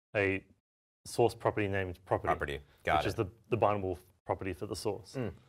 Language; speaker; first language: English; native; English